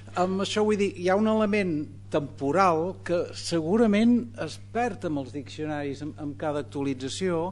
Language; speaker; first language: Catalan; non-native, fluent; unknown